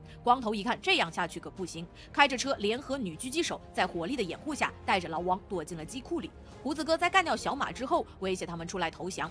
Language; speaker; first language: Chinese; native; Chinese